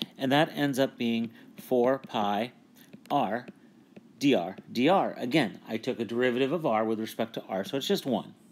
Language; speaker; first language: English; native; English